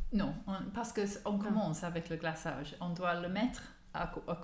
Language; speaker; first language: French; non-native, learner; English